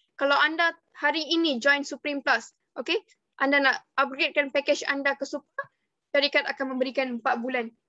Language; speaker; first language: Malay; native; Malay